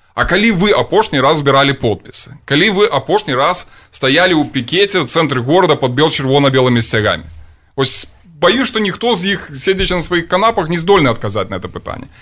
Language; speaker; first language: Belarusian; non-native, local second language; Russian